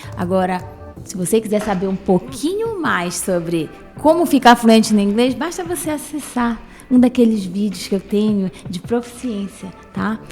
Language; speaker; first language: Portuguese; native; Portuguese